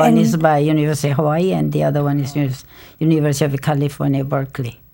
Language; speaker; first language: English; non-native, fluent; Korean